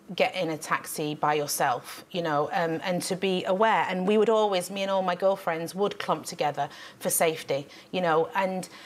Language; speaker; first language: English; native; English